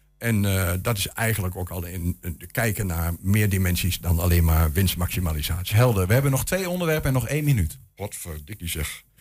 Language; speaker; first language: Dutch; native; Dutch